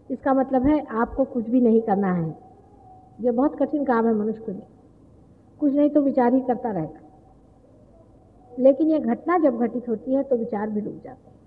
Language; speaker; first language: Hindi; non-native, local second language; Marathi